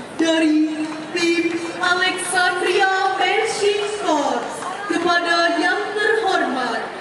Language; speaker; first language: Indonesian; native; Indonesian